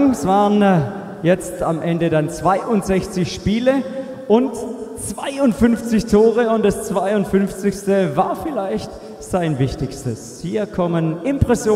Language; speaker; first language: German; native; German